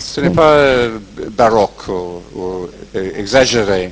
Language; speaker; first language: French; non-native, fluent; English